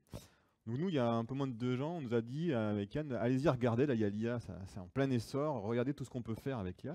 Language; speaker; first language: French; native; French